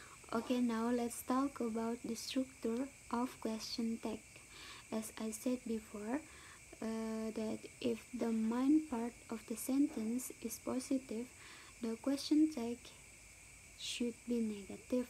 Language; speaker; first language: English; non-native, learner; Indonesian